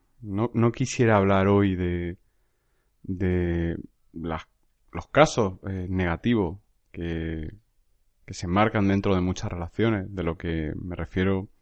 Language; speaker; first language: Spanish; native; Spanish